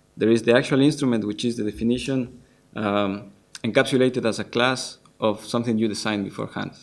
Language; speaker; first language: English; non-native, fluent; Spanish